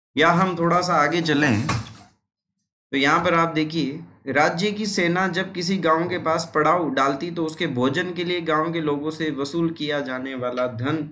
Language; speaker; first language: Hindi; native; Hindi